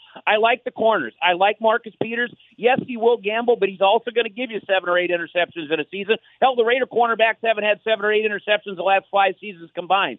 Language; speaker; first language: English; native; English